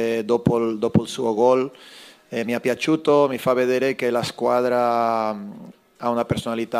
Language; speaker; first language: Italian; non-native, fluent; Spanish